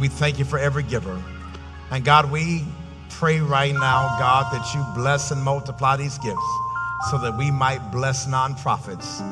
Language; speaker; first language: English; native; English